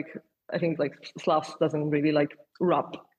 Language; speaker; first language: English; non-native, fluent; Polish